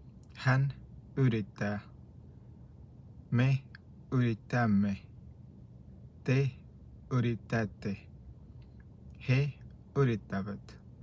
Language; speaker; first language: Finnish; non-native, learner; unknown